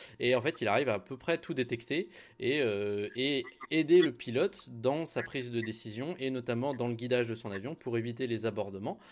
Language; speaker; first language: French; native; French